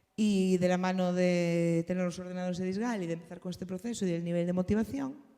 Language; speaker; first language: Spanish; non-native, local second language; Galician